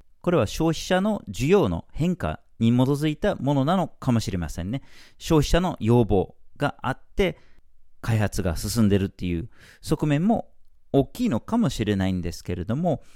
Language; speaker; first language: Japanese; non-native, fluent; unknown